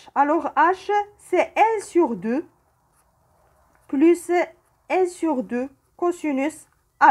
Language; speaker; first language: French; non-native, local second language; Arabic